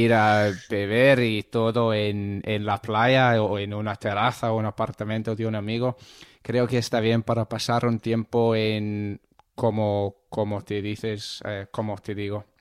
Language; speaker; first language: Spanish; non-native, learner; English